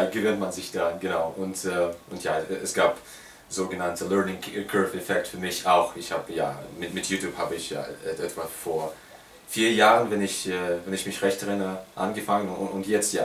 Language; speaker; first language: German; non-native, fluent; Russian